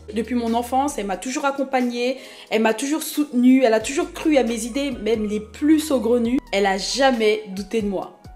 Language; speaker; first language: French; early bilingual, other home language; Haitian Creole